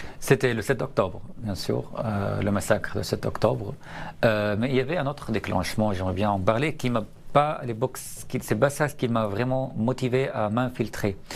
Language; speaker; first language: French; non-native, fluent; Arabic